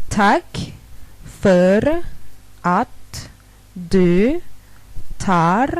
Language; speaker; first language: Swedish; non-native, fluent; Thai